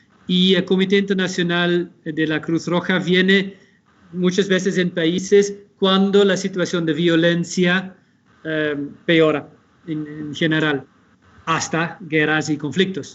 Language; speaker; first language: Spanish; non-native, fluent; Dutch